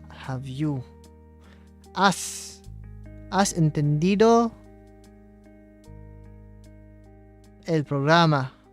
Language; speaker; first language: Spanish; non-native, learner; English